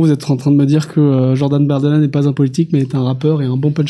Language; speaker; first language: French; native; French